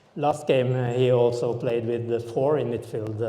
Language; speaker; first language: English; non-native, fluent; Norwegian